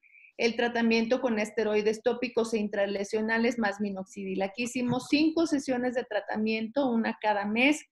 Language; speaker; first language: Spanish; native; Spanish